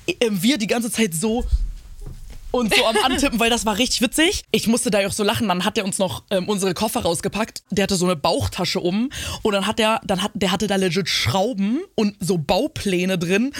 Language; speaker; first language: German; native; German